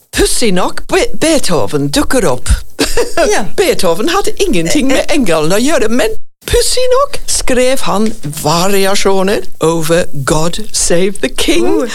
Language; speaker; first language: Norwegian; non-native, fluent; English